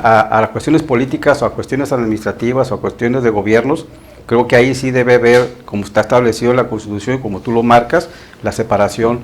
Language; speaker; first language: Spanish; native; Spanish